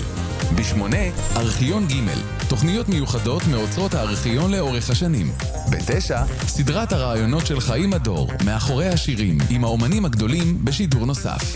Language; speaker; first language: Hebrew; native; Hebrew